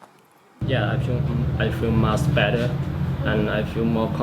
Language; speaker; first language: English; non-native, learner; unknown